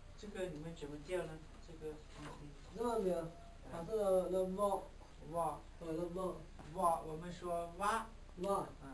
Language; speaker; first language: Chinese; non-native, local second language; Hmong